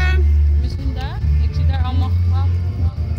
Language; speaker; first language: Dutch; non-native, fluent; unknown